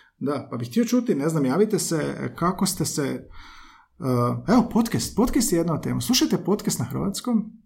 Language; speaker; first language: Croatian; native; Croatian